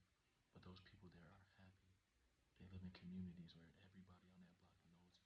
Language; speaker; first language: English; native; English